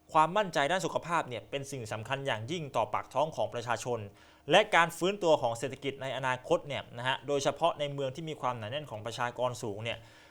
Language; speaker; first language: Thai; native; Thai